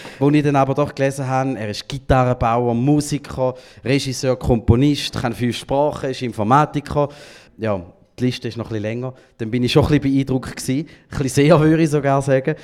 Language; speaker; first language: German; native; German